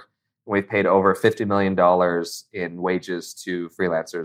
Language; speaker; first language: English; native; English